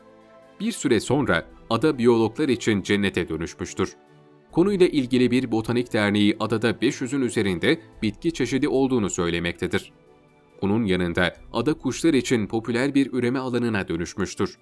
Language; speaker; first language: Turkish; native; Turkish